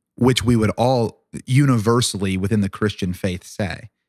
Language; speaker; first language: English; native; English